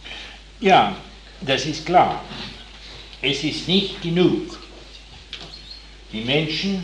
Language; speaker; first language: German; non-native, fluent; English